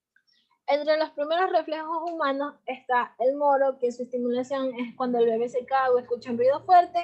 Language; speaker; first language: Spanish; native; Spanish